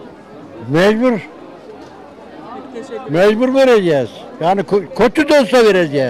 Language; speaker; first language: Turkish; native; Turkish